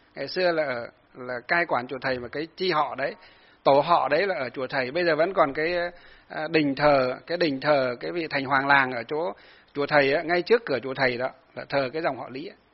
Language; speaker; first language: Vietnamese; native; Vietnamese